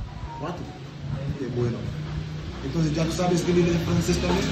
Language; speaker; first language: Spanish; non-native, fluent; Haitian Creole